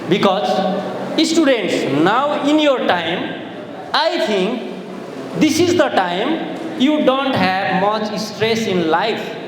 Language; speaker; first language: English; non-native, local second language; Nepali